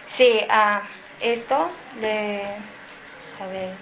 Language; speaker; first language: Spanish; non-native, learner; Filipino